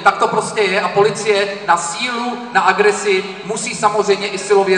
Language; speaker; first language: Czech; native; Czech